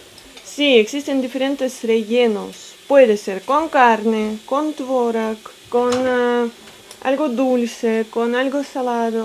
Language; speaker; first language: Spanish; non-native, fluent; Russian